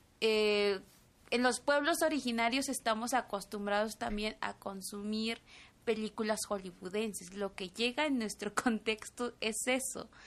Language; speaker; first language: Spanish; non-native, local second language; Tzotzil